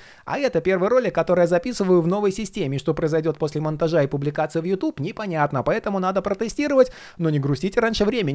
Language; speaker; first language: Russian; native; Russian